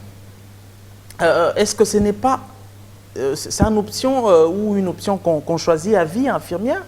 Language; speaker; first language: French; non-native, local second language; Lingala